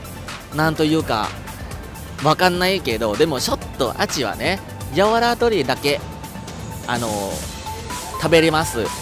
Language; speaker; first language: Japanese; non-native, learner; Thai